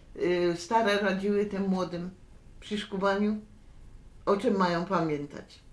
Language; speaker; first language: Polish; native; Polish